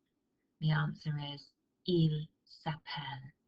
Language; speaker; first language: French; non-native, fluent; English